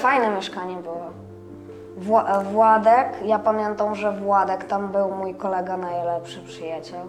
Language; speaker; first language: Polish; early bilingual, other home language; Russian